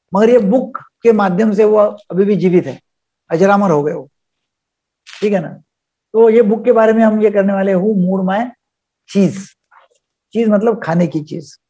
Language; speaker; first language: Hindi; non-native, local second language; Marathi